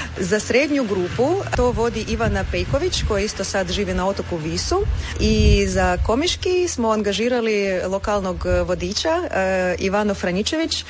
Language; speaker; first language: Croatian; non-native, fluent; Russian